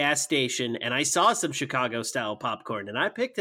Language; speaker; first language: English; native; English